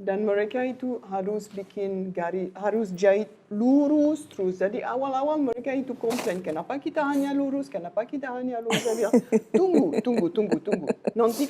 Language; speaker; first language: Indonesian; non-native, learner; French